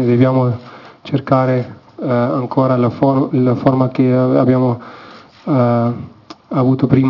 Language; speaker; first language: Italian; non-native, learner; German